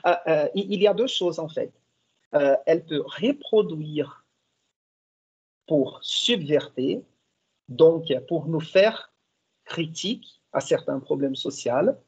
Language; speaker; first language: French; non-native, fluent; Portuguese